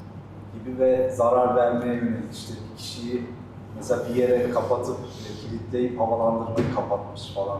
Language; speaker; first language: Turkish; native; Turkish